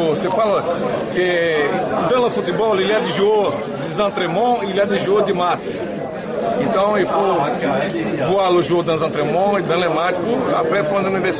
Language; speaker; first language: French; non-native, learner; Portuguese